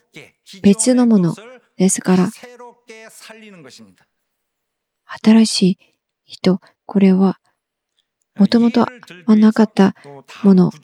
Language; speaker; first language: Japanese; non-native, fluent; Korean